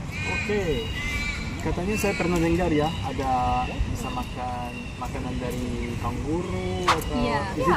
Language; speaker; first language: Indonesian; non-native, fluent; French